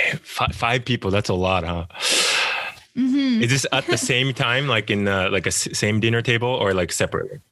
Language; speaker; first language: English; non-native, fluent; Japanese